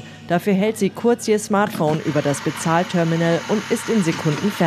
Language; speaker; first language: German; native; German